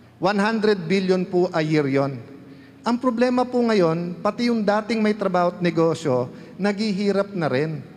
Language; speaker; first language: Filipino; native; Filipino